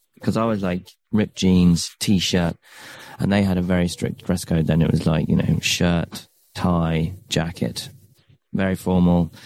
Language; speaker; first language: English; native; English